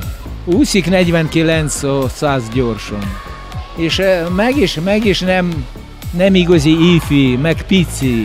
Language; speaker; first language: Hungarian; non-native, learner; Russian